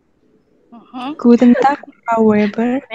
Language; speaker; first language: German; non-native, learner; Indonesian